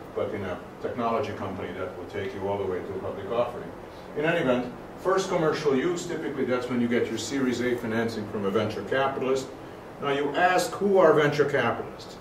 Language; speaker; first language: English; non-native, fluent; Hungarian